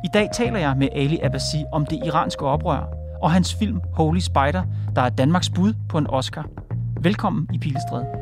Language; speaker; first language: Danish; native; Danish